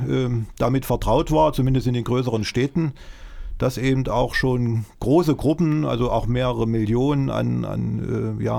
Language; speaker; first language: German; native; German